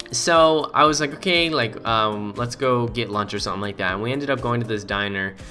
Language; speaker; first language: English; native; English